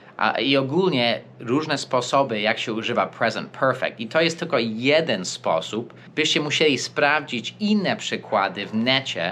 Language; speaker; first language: Polish; non-native, fluent; English